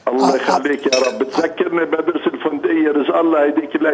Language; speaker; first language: Arabic; native; Arabic